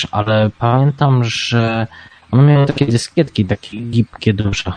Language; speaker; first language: Polish; native; Polish